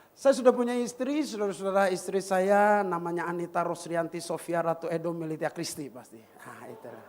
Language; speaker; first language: Indonesian; native; Indonesian